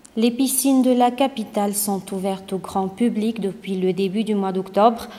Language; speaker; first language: French; non-native, local second language; Malagasy